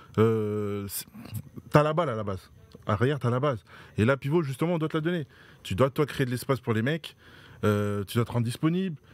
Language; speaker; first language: French; native; French